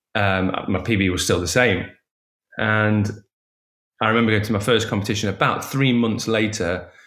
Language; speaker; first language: English; native; English